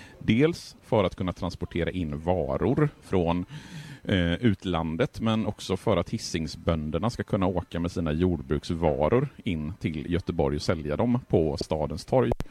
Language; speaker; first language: Swedish; native; Swedish